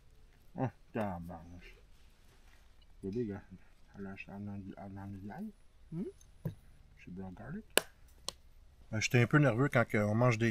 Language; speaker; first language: French; native; French